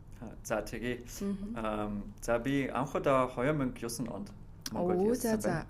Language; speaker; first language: Mongolian; non-native, fluent; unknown